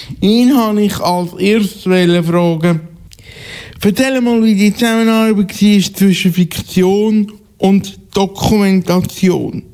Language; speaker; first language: German; native; German